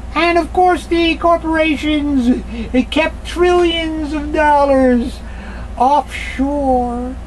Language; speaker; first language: English; native; English